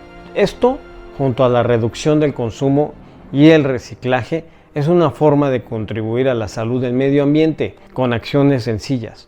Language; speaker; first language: Spanish; native; Spanish